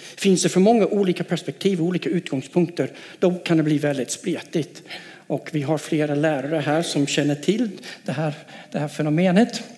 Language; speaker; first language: Swedish; non-native, fluent; English